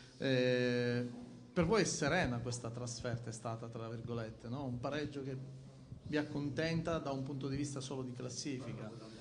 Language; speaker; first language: Italian; native; Italian